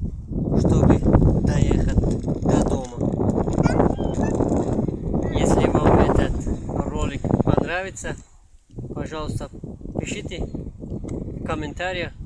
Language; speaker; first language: Russian; non-native, local second language; Tajik